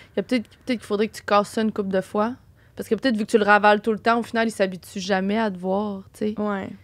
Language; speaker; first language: French; native; French